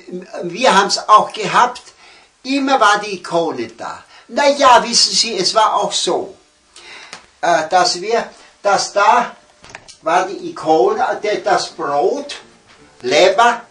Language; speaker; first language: German; early bilingual, heritage; German